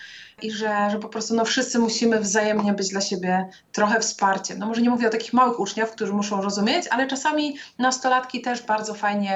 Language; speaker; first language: Polish; native; Polish